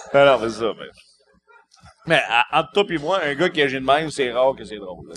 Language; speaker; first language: French; native; French